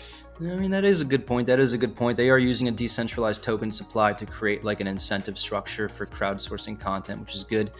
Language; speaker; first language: English; native; English